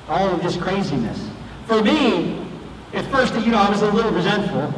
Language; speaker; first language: English; native; English